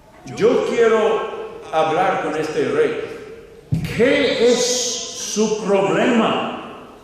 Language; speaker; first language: Spanish; non-native, fluent; English